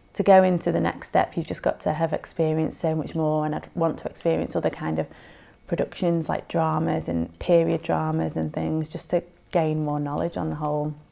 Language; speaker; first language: English; native; English